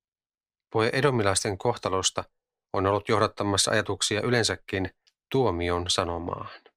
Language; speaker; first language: Finnish; native; Finnish